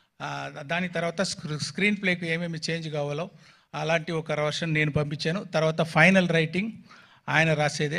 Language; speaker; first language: Telugu; non-native, fluent; Tamil